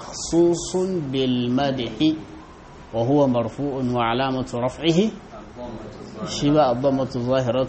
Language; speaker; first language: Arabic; non-native, fluent; Hausa